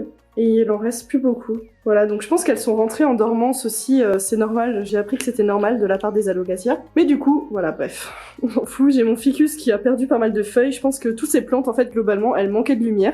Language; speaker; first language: French; native; French